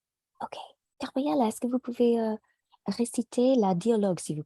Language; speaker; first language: French; native; French